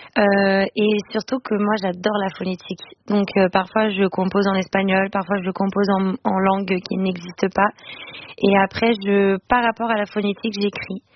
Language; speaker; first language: French; non-native, fluent; Spanish